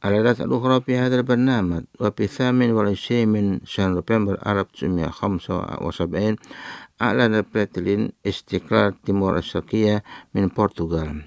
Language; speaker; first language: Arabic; non-native, fluent; Indonesian